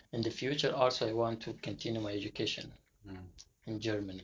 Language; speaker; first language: English; non-native, learner; Persian